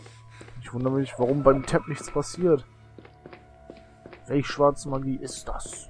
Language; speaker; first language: German; native; German